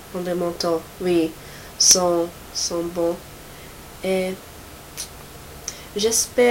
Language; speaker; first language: French; non-native, learner; English